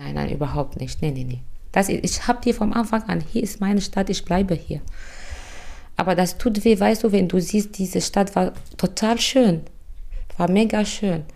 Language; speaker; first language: German; non-native, fluent; Arabic